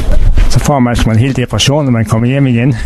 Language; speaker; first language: Danish; native; Danish